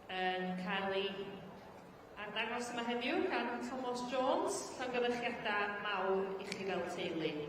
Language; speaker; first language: Welsh; native; Welsh